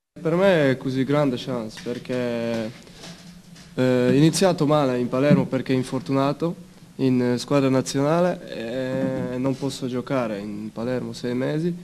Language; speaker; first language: Italian; non-native, learner; Hungarian